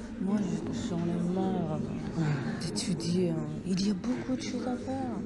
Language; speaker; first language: French; non-native, learner; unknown